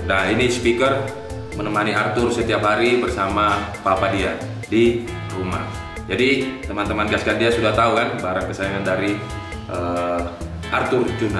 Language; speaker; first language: Indonesian; native; Indonesian